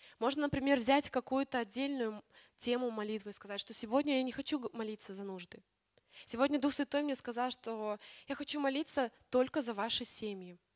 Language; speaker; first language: Russian; native; Russian